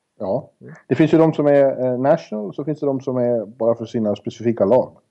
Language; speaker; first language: Swedish; native; Swedish